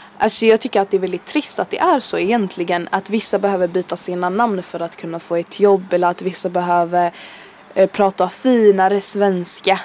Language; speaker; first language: Swedish; early bilingual, other home language; Arabic